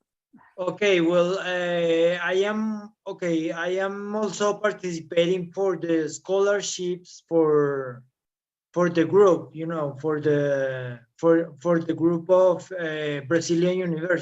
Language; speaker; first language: English; non-native, fluent; Spanish